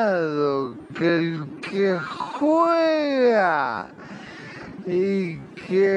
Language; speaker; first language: Spanish; native; Spanish